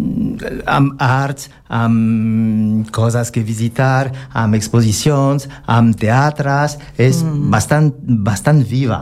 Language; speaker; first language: Catalan; non-native, learner; French